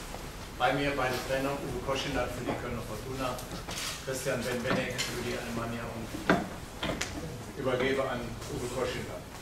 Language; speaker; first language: German; native; German